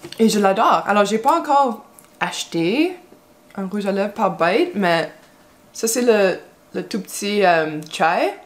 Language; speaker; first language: French; non-native, local second language; English